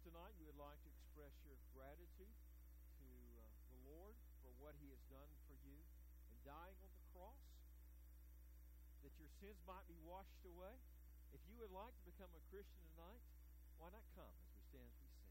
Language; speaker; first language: English; native; English